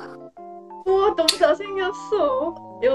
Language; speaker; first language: Korean; non-native, learner; Indonesian